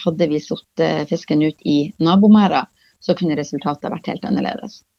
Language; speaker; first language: Norwegian; native; Norwegian